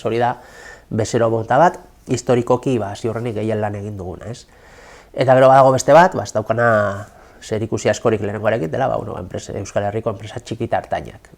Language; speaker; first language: Basque; non-native, local second language; Spanish